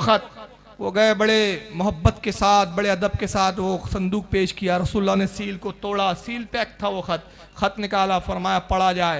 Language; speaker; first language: Urdu; native; Urdu